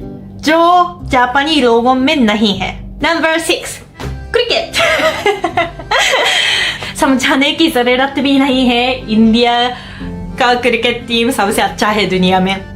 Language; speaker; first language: Hindi; non-native, fluent; Japanese